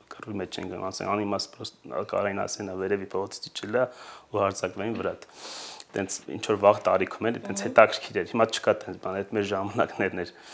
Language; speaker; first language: Armenian; native; Armenian